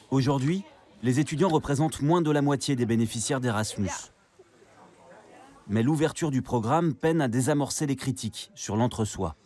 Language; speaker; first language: French; native; French